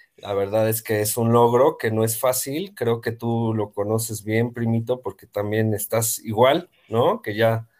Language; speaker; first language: Spanish; native; Spanish